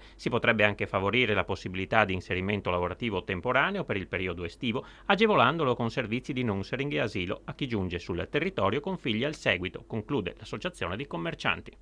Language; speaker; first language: Italian; native; Italian